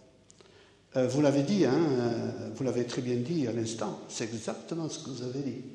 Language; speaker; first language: French; native; French